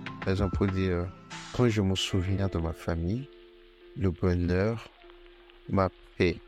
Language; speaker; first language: French; non-native, fluent; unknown